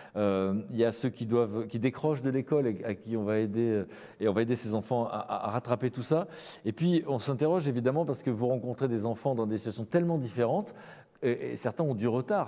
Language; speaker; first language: French; native; French